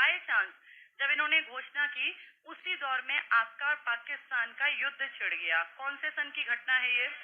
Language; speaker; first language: Hindi; native; Hindi